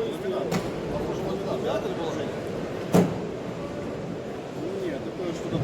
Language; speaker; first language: Russian; native; Russian